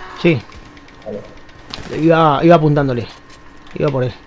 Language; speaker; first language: Spanish; native; Spanish